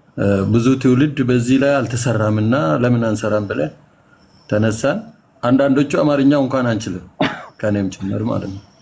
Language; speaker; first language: Amharic; non-native, local second language; Oromo